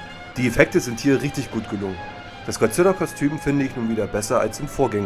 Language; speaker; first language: German; native; German